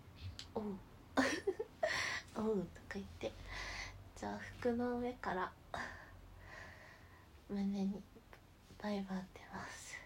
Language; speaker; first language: Japanese; native; Japanese